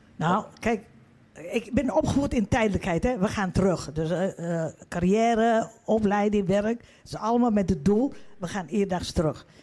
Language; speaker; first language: Dutch; early bilingual, other home language; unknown